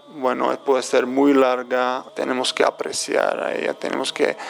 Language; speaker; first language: Spanish; non-native, fluent; Georgian